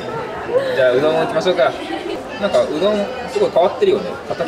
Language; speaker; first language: Japanese; native; Japanese